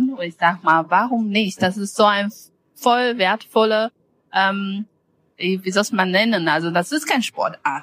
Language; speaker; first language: German; non-native, fluent; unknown